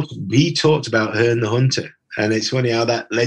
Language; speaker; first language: English; native; English